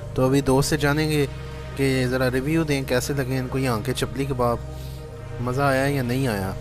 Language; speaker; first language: Hindi; non-native, local second language; Punjabi